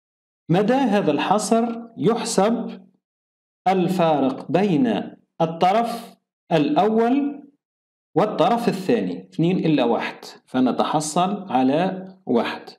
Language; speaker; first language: Arabic; native; Arabic